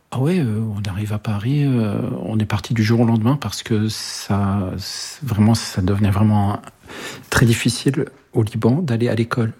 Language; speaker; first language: French; early bilingual, other home language; Arabic